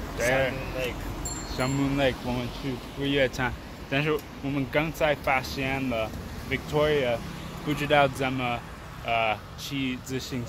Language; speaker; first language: Chinese; non-native, learner; English